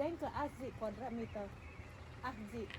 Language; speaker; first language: German; non-native, learner; Indonesian